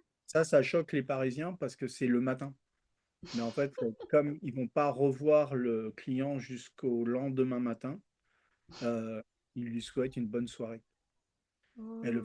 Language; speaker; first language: French; early bilingual, other home language; Spanish